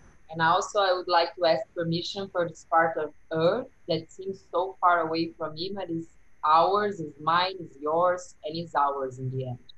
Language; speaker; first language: English; non-native, fluent; Portuguese